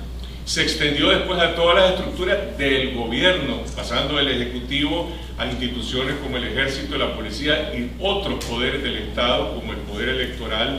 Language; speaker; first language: Spanish; native; Spanish